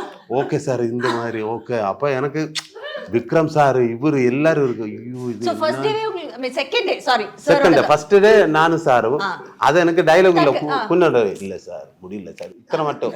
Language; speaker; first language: Tamil; non-native, learner; Malayalam